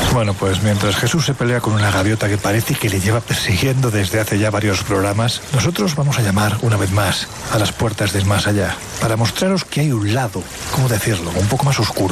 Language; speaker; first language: Spanish; native; Spanish